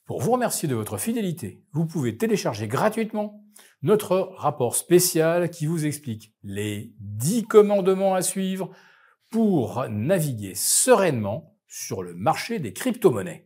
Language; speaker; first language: French; native; French